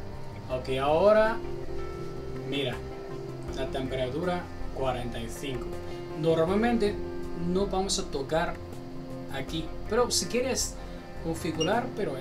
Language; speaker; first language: Spanish; non-native, learner; Chinese